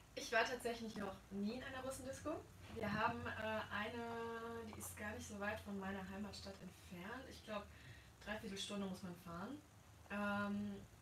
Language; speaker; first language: German; native; German